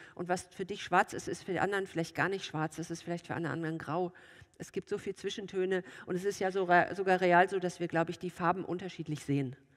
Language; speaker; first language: German; native; German